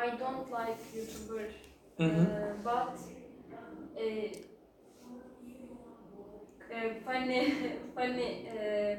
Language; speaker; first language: English; non-native, learner; Turkish